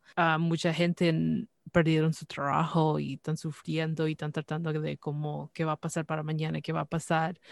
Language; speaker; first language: Spanish; early bilingual, heritage; Spanish